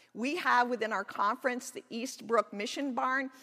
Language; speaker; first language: English; native; English